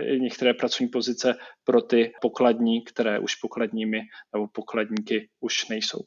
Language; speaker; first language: Czech; native; Czech